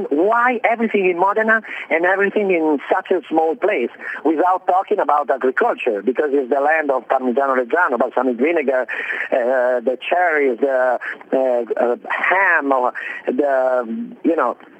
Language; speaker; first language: English; non-native, fluent; Italian